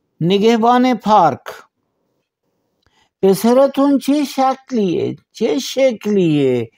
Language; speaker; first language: Persian; non-native, fluent; Urdu